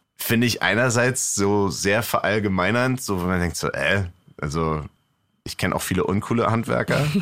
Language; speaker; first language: German; non-native, fluent; English